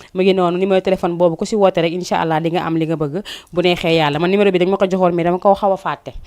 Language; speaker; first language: Wolof; native; Wolof